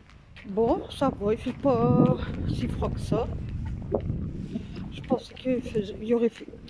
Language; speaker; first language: French; native; French